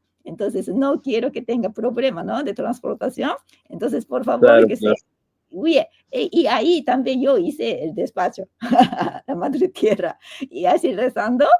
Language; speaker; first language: Spanish; non-native, fluent; Japanese